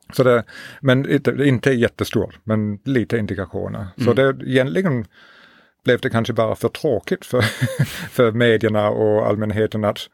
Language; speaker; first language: Swedish; non-native, fluent; English